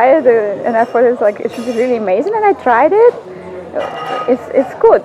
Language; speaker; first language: English; non-native, fluent; Russian